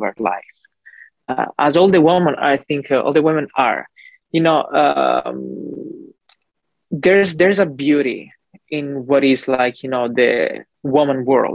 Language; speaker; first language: English; non-native, fluent; Italian